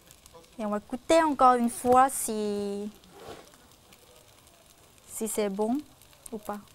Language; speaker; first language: French; non-native, fluent; Thai